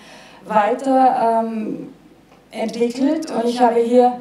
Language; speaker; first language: German; native; German